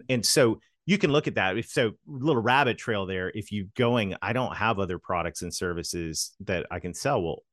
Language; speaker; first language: English; native; English